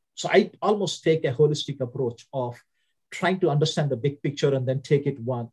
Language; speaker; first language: English; non-native, local second language; Telugu